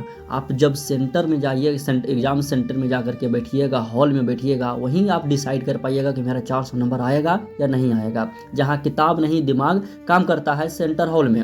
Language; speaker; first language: Hindi; native; Hindi